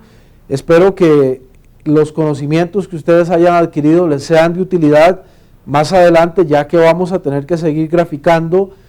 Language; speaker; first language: Spanish; native; Spanish